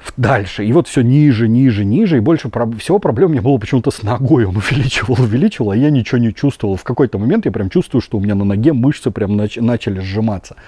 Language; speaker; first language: Russian; native; Russian